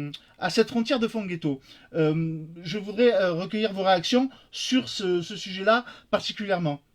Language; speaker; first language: French; native; French